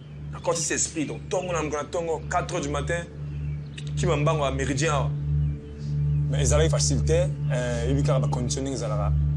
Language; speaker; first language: French; non-native, local second language; Lingala